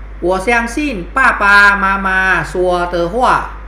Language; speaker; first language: Chinese; non-native, fluent; Thai